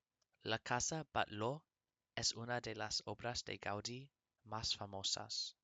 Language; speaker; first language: Spanish; non-native, learner; English